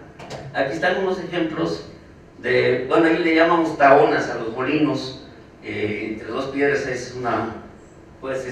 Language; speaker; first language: Spanish; native; Spanish